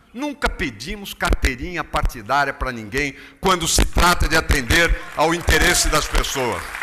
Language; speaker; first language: Portuguese; native; Portuguese